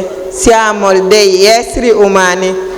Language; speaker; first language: Italian; non-native, fluent; Wolof